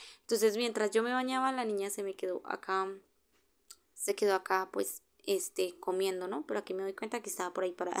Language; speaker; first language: Spanish; native; Spanish